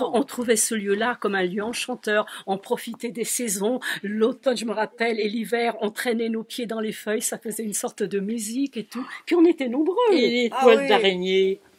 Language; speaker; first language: French; native; French